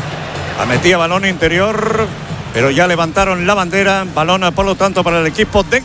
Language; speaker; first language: Spanish; native; Spanish